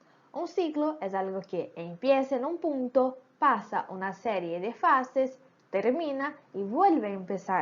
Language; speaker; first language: Spanish; native; Spanish